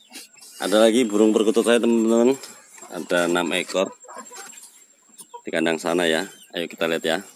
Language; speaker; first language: Malay; native; Malay